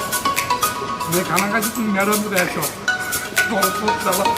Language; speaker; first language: Hindi; non-native, learner; Bangla